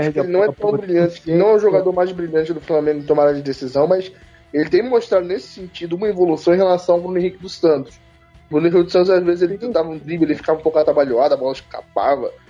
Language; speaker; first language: Portuguese; native; Portuguese